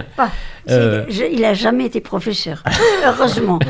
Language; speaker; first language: French; native; French